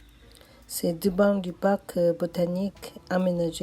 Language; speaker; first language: French; non-native, learner; Korean